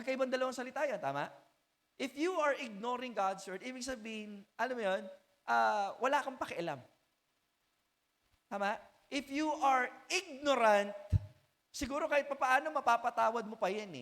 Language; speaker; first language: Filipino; native; Filipino